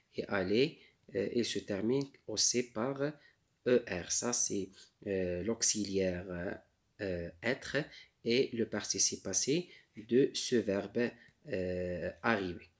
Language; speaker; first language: French; non-native, local second language; Arabic